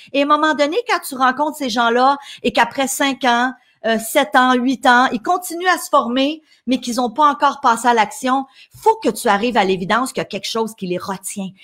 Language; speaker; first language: French; native; French